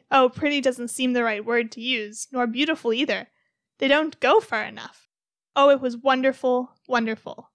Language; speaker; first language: English; native; English